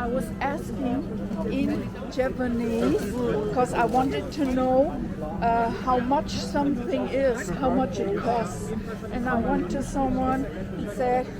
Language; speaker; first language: English; non-native, fluent; German